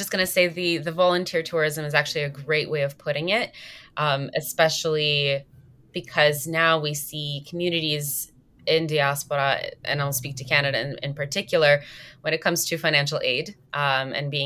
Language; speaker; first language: English; native; English